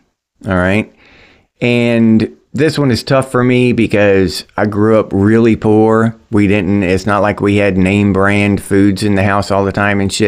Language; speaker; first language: English; native; English